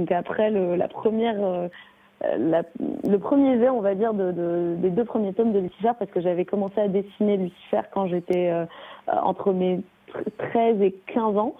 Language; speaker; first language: French; native; French